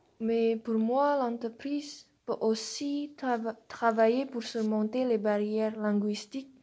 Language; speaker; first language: French; non-native, learner; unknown